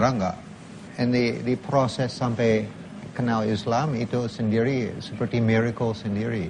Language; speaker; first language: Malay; non-native, fluent; English